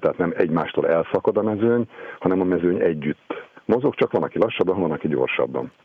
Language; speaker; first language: Hungarian; native; Hungarian